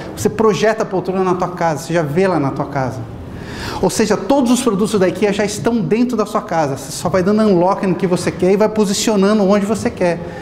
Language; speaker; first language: Portuguese; native; Portuguese